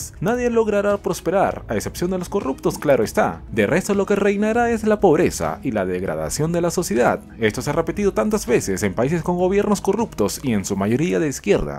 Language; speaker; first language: Spanish; native; Spanish